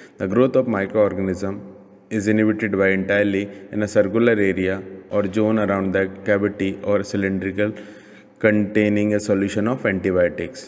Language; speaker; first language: English; non-native, local second language; Hindi